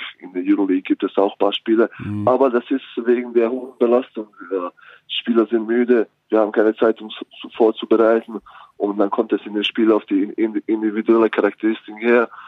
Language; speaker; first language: German; non-native, fluent; Bosnian